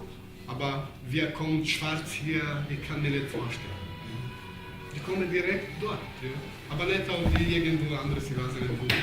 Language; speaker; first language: German; non-native, fluent; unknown